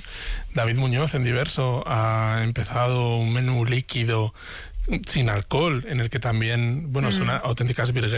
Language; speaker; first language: Spanish; native; Spanish